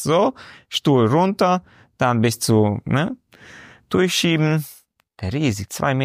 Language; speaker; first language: German; non-native, learner; Romanian